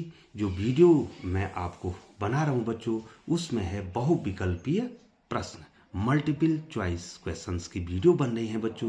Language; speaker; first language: Hindi; native; Hindi